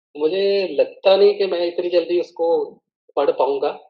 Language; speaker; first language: Hindi; non-native, local second language; Punjabi